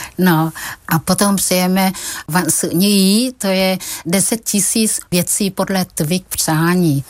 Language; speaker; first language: Czech; non-native, fluent; Vietnamese